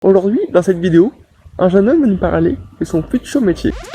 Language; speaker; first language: French; native; French